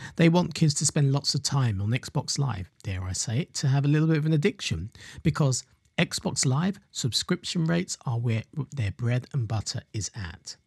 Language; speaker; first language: English; native; English